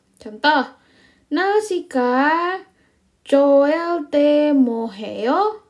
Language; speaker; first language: Korean; non-native, fluent; Indonesian